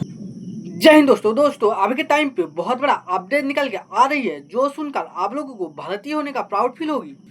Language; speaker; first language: Hindi; native; Hindi